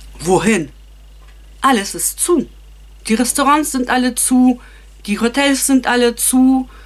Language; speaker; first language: German; non-native, fluent; Russian